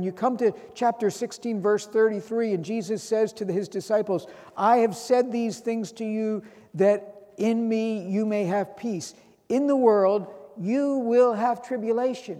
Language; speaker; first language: English; native; English